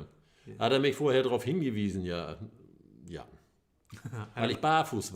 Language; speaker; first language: German; native; German